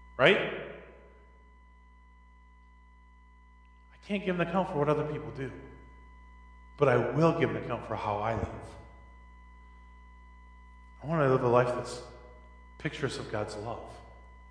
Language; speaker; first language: English; native; English